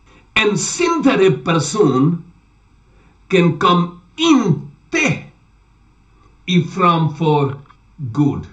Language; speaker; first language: Swedish; non-native, learner; Urdu